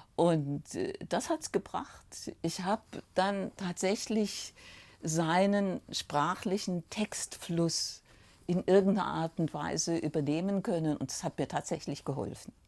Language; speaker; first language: German; native; German